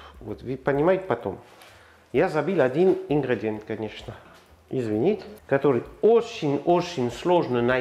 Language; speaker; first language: Russian; non-native, learner; French